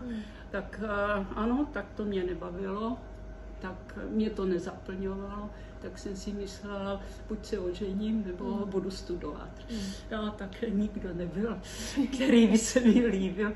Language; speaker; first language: Czech; early bilingual, heritage; Czech